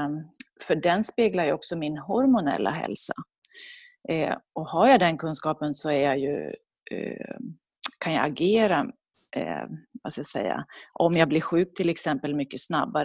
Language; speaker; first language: Swedish; native; Swedish